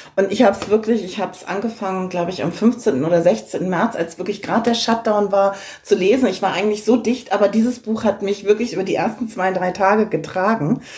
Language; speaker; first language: German; native; German